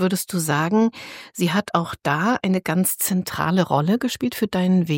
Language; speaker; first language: German; native; German